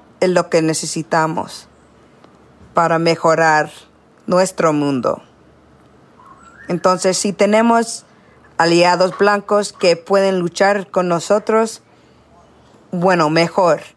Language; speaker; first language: Spanish; non-native, learner; English